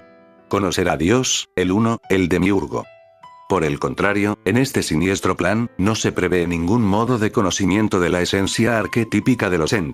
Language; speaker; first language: Spanish; native; Spanish